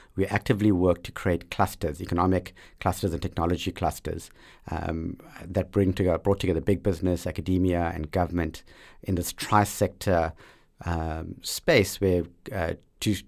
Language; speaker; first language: English; native; English